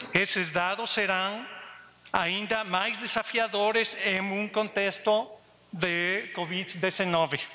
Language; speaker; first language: Portuguese; non-native, learner; Spanish